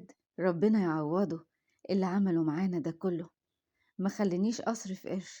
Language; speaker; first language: Arabic; native; Arabic